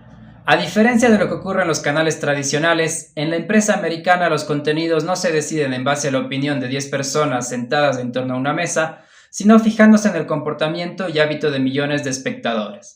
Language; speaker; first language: Spanish; native; Spanish